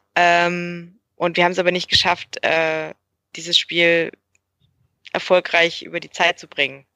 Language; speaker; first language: German; native; German